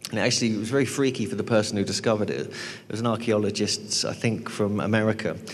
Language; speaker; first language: English; native; English